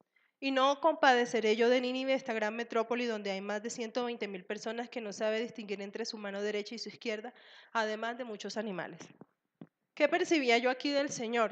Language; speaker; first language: Spanish; native; Spanish